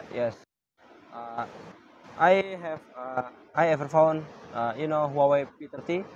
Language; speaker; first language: English; non-native, learner; Indonesian